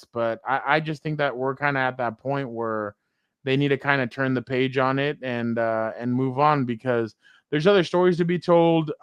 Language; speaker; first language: English; native; English